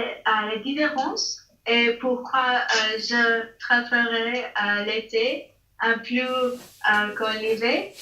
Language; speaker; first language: French; non-native, learner; English